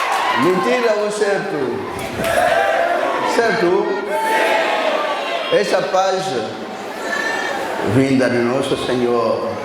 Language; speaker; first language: Portuguese; non-native, learner; Lingala